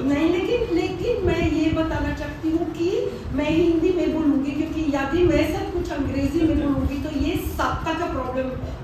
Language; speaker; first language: Hindi; non-native, fluent; Italian